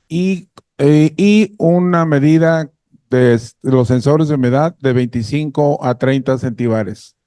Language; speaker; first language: Spanish; native; Spanish